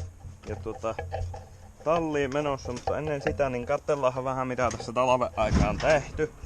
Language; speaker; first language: Finnish; native; Finnish